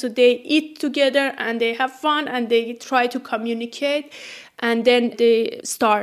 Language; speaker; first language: English; non-native, fluent; Persian